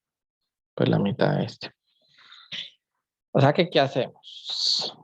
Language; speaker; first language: Spanish; native; Spanish